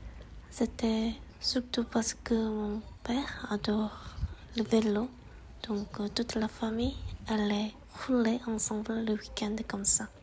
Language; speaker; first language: French; non-native, fluent; Korean